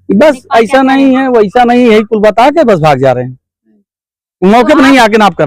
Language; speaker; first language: Hindi; native; Hindi